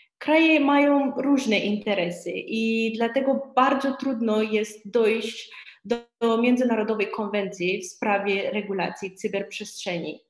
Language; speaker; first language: Polish; non-native, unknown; Romanian